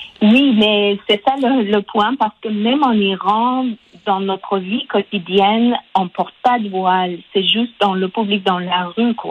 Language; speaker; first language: French; non-native, local second language; Persian